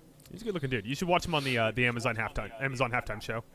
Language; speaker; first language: English; native; English